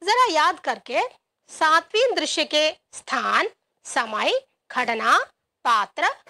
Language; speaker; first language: Hindi; non-native, local second language; Malayalam